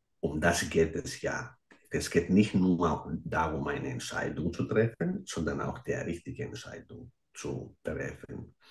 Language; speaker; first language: German; non-native, fluent; Greek